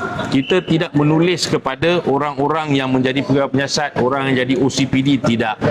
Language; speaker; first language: Malay; native; Malay